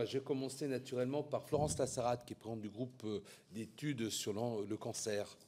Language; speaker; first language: French; native; French